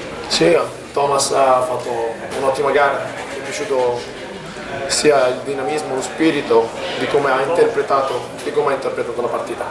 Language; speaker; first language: Italian; native; Italian